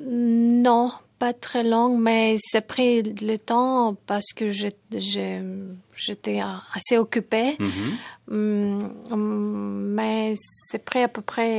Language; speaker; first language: French; non-native, fluent; Tajik